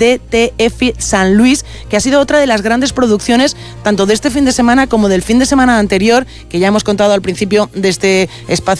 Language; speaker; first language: Spanish; native; Spanish